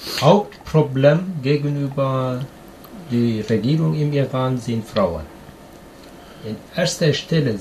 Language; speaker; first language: German; non-native, learner; Persian